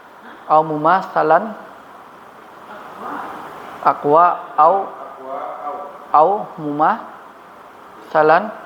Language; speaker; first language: Arabic; non-native, learner; Indonesian